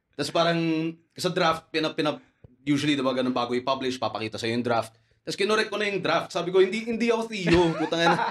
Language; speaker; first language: Filipino; native; Filipino